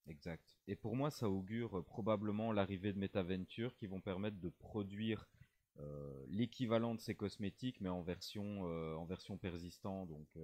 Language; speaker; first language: French; native; French